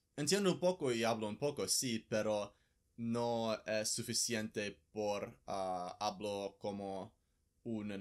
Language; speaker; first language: Spanish; non-native, learner; English